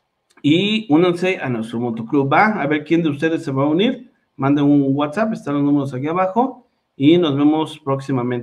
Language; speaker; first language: Spanish; native; Spanish